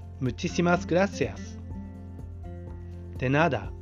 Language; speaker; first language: Spanish; non-native, fluent; Japanese